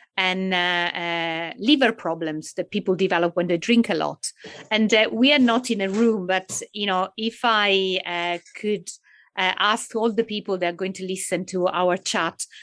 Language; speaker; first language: English; non-native, fluent; Italian